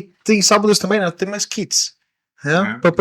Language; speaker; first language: Portuguese; non-native, learner; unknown